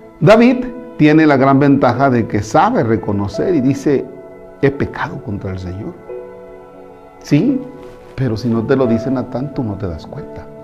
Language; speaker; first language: Spanish; native; Spanish